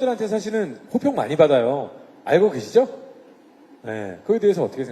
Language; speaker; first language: Korean; native; Korean